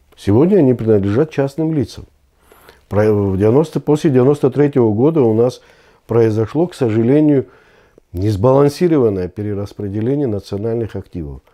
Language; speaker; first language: Russian; non-native, local second language; Abkhazian